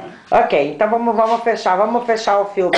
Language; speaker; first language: Portuguese; native; Portuguese